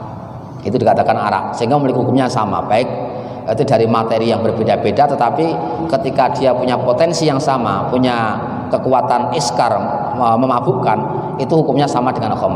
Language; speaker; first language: Indonesian; native; Indonesian